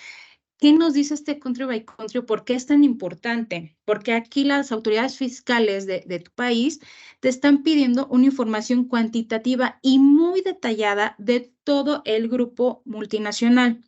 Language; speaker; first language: Spanish; native; Spanish